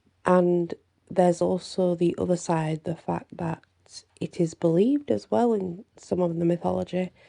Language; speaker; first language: English; native; English